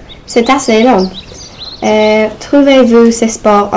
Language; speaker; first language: French; non-native, learner; English